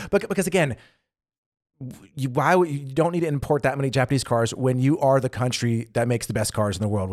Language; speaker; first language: English; native; English